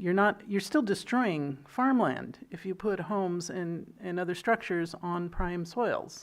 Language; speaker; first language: English; native; English